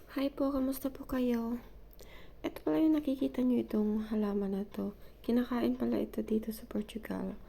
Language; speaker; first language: Filipino; non-native, local second language; Cebuano